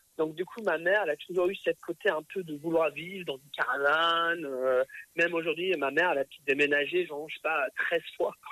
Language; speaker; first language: French; early bilingual, other home language; English